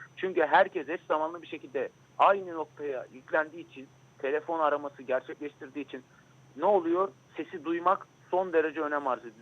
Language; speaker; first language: Turkish; native; Turkish